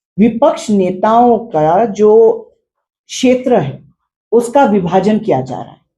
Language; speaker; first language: Hindi; non-native, local second language; Khasi